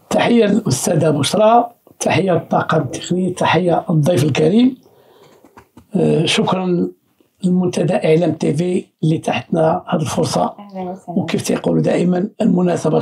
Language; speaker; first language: Arabic; native; Arabic